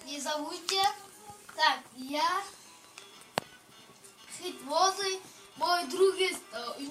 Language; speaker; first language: Russian; non-native, local second language; Kazakh